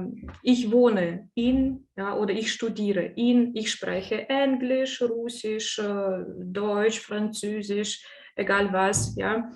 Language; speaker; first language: German; non-native, fluent; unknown